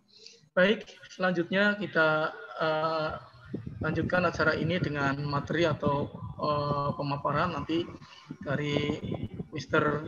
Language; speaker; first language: Indonesian; native; Indonesian